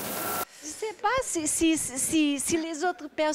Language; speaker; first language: French; non-native, fluent; Portuguese